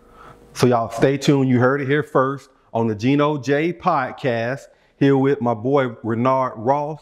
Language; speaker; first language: English; native; English